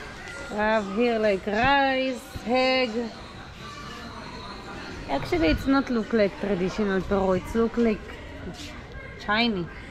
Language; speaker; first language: English; non-native, learner; Hebrew